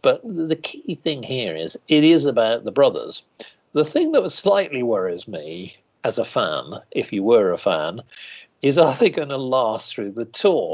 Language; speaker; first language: English; native; English